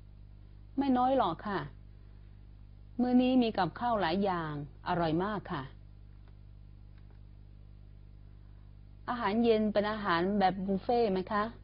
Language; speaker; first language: Thai; non-native, fluent; Chinese